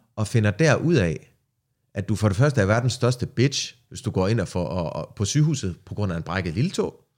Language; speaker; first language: Danish; early bilingual, other home language; Arabic